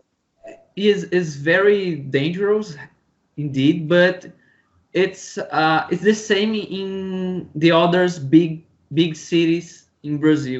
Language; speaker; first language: English; non-native, learner; Portuguese